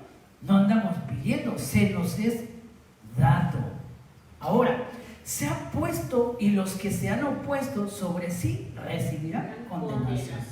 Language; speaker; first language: Spanish; native; Spanish